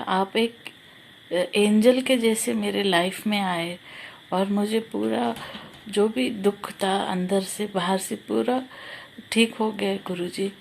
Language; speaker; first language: Hindi; native; Hindi